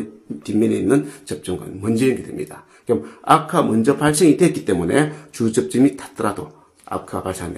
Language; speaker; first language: Korean; native; Korean